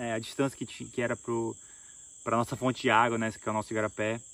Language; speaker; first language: Portuguese; native; Portuguese